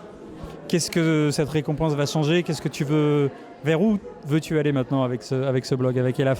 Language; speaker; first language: French; native; French